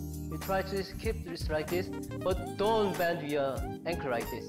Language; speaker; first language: English; non-native, learner; Korean